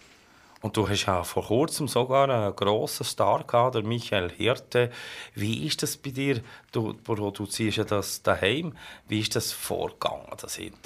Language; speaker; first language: German; native; German